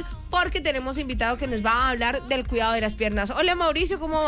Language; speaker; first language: Spanish; native; Spanish